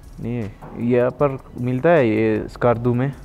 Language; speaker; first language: Hindi; non-native, learner; Bangla